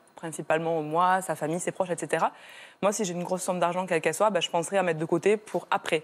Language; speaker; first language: French; native; French